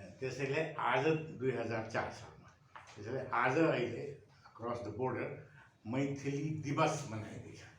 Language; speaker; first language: Nepali; non-native, local second language; Maithili